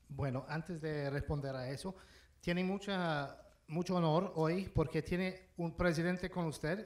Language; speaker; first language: Spanish; non-native, fluent; English